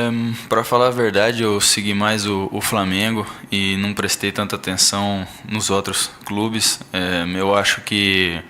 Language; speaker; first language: Portuguese; early bilingual, heritage; Portuguese